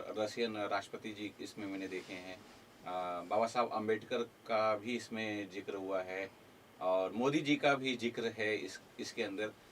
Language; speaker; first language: Hindi; native; Hindi